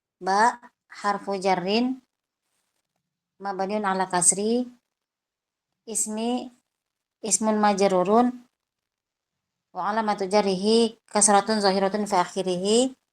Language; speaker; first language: Arabic; non-native, learner; Indonesian